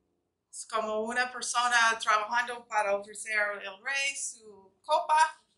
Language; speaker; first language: Spanish; non-native, fluent; English